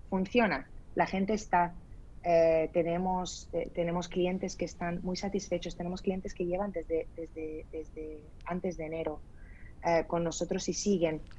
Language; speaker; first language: Spanish; early bilingual, other home language; Arabic